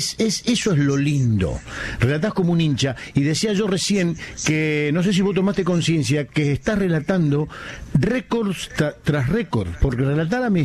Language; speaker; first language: Spanish; native; Spanish